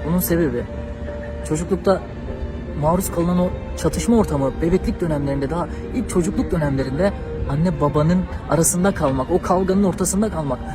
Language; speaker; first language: Turkish; native; Turkish